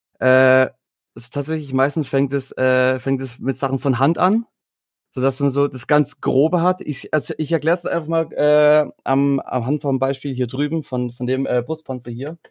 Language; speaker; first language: German; native; German